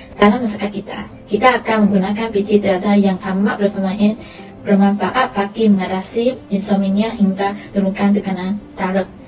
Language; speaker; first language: Malay; non-native, local second language; Chinese